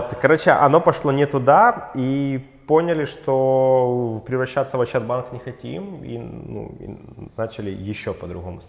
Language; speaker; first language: Russian; native; Russian